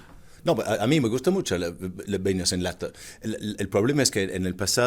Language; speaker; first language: Spanish; non-native, fluent; English